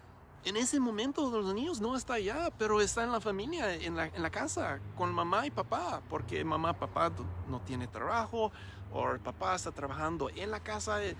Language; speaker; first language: Spanish; non-native, learner; English